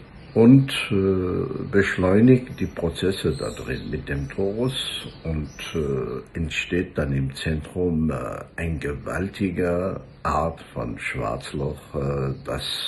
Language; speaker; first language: German; non-native, fluent; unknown